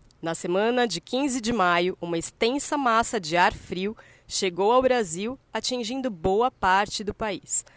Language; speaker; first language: Portuguese; native; Portuguese